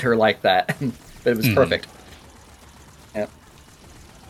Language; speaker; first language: English; native; English